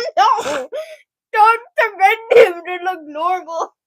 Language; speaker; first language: English; native; English